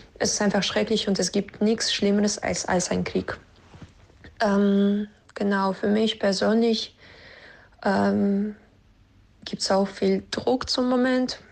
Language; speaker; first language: German; non-native, fluent; Russian